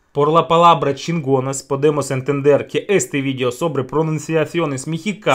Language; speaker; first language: Spanish; non-native, learner; Russian